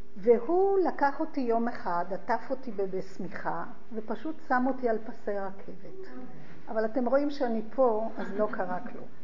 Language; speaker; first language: Hebrew; early bilingual, other home language; Polish